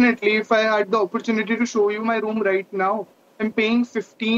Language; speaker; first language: English; non-native, local second language; Hindi